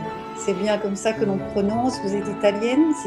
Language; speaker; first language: French; native; French